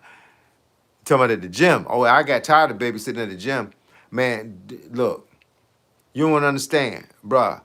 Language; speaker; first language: English; native; English